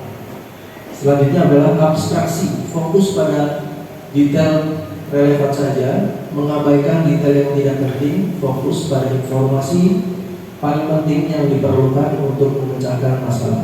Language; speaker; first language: Indonesian; native; Indonesian